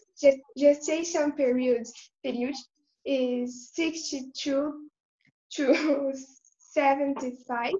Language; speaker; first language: English; non-native, learner; Portuguese